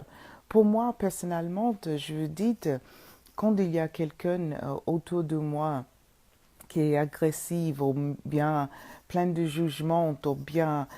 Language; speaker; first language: French; non-native, fluent; English